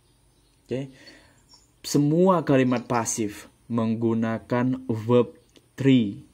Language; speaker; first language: Indonesian; native; Indonesian